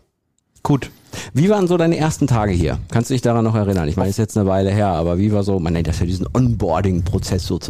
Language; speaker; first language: German; native; German